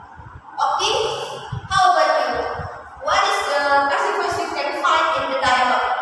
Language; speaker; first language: English; non-native, local second language; Indonesian